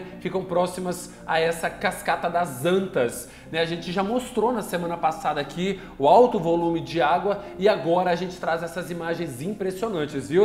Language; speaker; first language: Portuguese; native; Portuguese